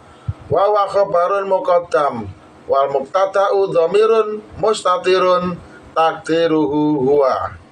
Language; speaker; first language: Arabic; non-native, fluent; Javanese